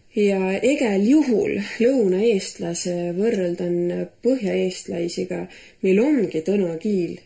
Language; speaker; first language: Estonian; native; Estonian